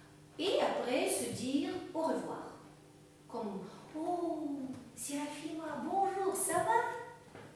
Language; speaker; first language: French; non-native, fluent; Russian